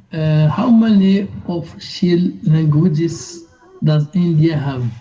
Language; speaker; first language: English; non-native, learner; Arabic